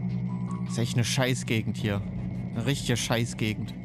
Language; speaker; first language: German; native; German